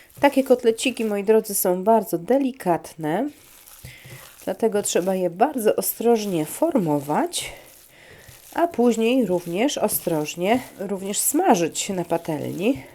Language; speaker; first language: Polish; native; Polish